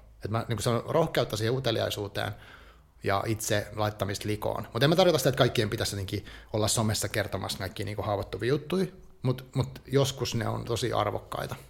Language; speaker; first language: Finnish; native; Finnish